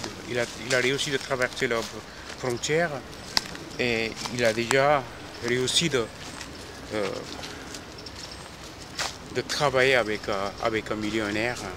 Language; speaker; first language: French; non-native, fluent; Korean